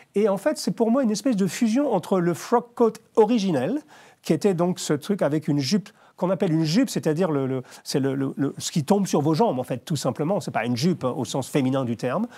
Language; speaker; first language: French; native; French